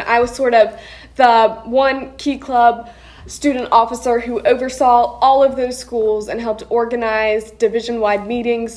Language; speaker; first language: English; native; English